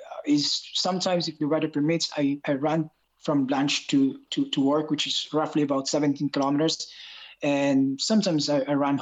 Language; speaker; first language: English; non-native, local second language; Hiligaynon